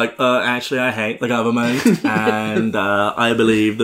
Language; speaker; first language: English; native; English